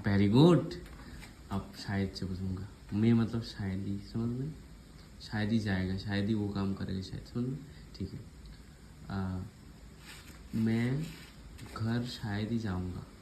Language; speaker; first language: Hindi; native; Hindi